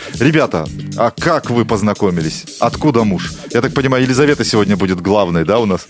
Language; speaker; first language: Russian; native; Russian